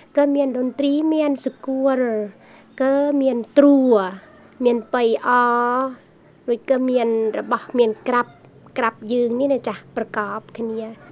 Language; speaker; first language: Khmer; native; Khmer